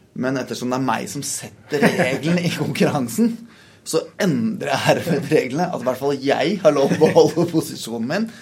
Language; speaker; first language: Norwegian; native; Norwegian